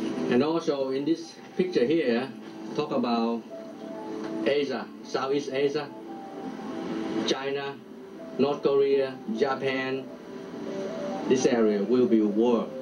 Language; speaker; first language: English; non-native, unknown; Vietnamese